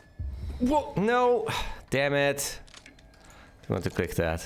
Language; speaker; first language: English; native; English